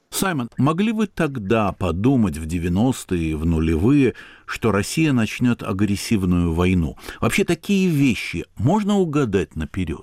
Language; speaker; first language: Russian; native; Russian